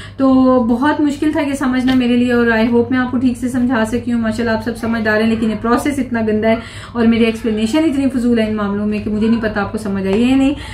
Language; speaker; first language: Urdu; native; Urdu